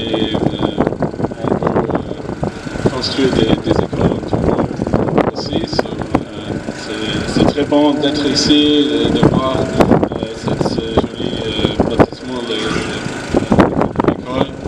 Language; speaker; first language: French; non-native, learner; German